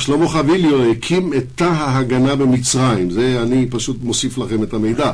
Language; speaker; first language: Hebrew; native; Hebrew